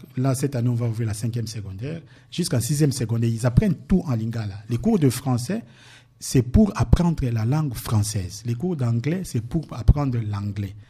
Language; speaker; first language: French; non-native, local second language; Lingala